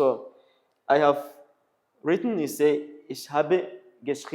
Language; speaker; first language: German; non-native, learner; Kinyarwanda